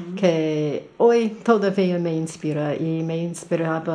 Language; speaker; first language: Spanish; non-native, fluent; English